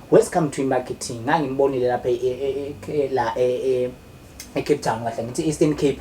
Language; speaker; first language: Zulu; native; Zulu